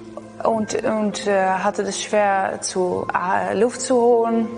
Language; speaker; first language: German; non-native, learner; Dutch